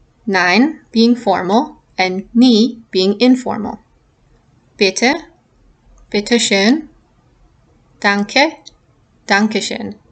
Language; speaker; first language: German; non-native, fluent; English